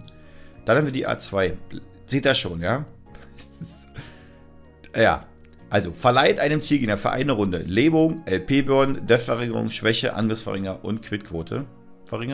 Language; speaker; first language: German; native; German